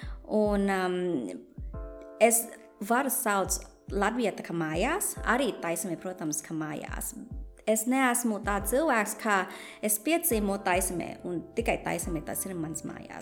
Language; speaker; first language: Latvian; non-native, fluent; Thai